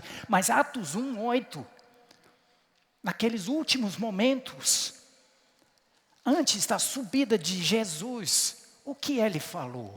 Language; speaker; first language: Portuguese; non-native, fluent; English